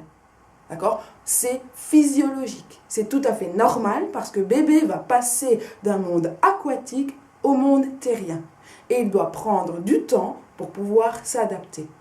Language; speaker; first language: French; native; French